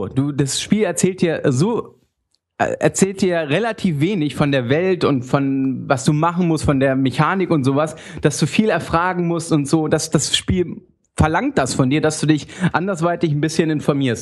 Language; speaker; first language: German; native; German